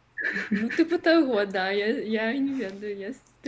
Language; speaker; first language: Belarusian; non-native, local second language; Russian